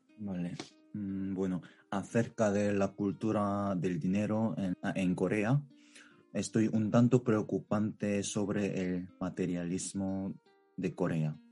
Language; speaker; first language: Spanish; non-native, fluent; Korean